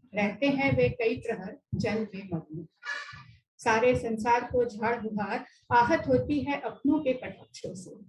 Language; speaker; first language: Hindi; non-native, local second language; Marathi